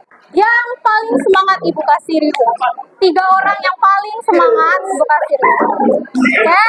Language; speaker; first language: Indonesian; native; Indonesian